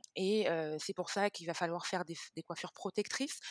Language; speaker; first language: French; early bilingual, other home language; Hebrew